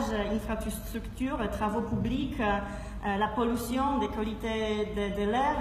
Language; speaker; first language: French; non-native, fluent; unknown